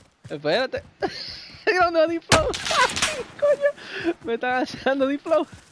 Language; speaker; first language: Spanish; early bilingual, heritage; Spanish